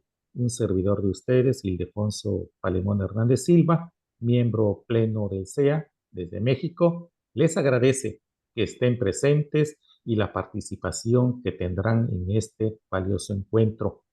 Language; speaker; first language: Spanish; native; Spanish